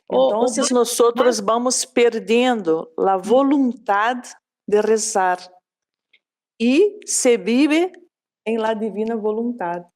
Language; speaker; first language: Spanish; non-native, fluent; Portuguese